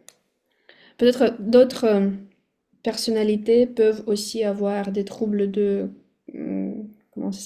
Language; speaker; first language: French; non-native, fluent; Russian